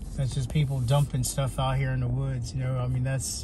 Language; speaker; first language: English; native; English